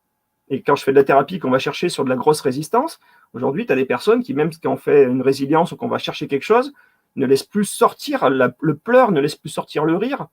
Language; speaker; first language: French; native; French